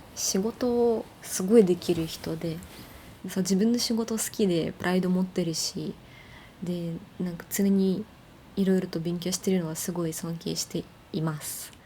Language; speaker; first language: Japanese; non-native, fluent; Ukrainian